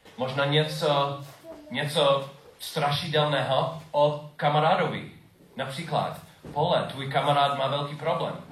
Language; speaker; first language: Czech; non-native, fluent; English